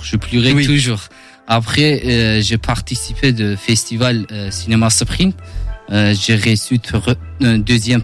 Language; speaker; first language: French; non-native, learner; Kurdish